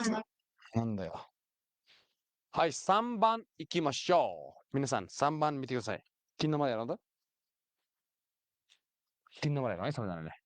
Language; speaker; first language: Japanese; non-native, fluent; Nepali